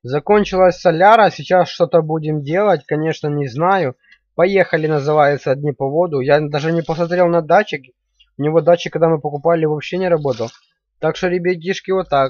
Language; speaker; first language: Russian; native; Russian